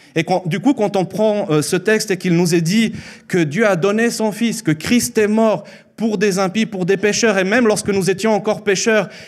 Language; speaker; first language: French; early bilingual, other home language; Spanish